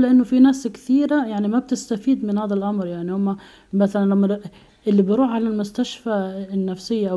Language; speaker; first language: Arabic; native; Arabic